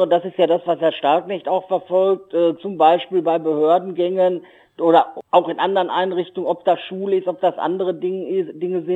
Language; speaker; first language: German; native; German